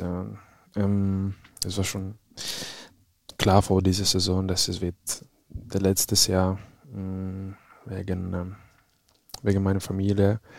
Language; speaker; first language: German; non-native, fluent; Czech